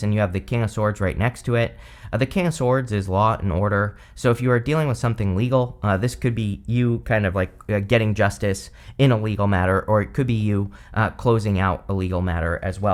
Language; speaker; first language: English; native; English